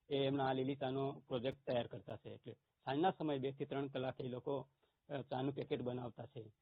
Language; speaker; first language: Gujarati; non-native, local second language; Bhili